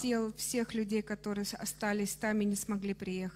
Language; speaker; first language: Russian; non-native, fluent; Romanian